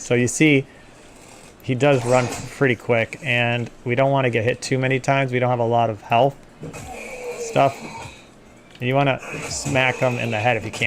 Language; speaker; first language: English; native; English